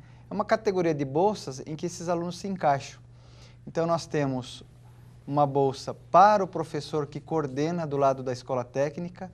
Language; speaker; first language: Portuguese; native; Portuguese